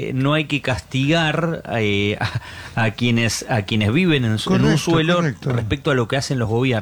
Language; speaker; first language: Spanish; native; Spanish